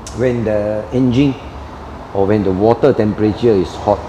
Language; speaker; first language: English; non-native, local second language; Min Nan Chinese